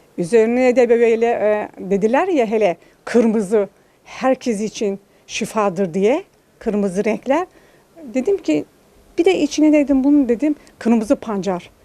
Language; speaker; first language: Turkish; native; Turkish